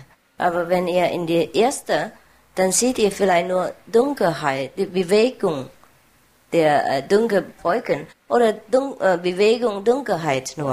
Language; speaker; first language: German; non-native, learner; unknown